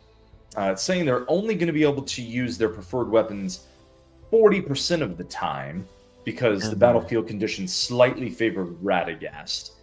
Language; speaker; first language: English; native; English